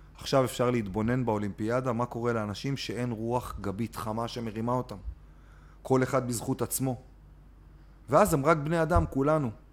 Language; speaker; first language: Hebrew; native; Hebrew